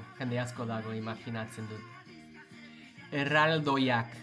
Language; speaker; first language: Basque; non-native, learner; English